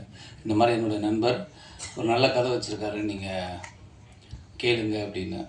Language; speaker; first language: Tamil; native; Tamil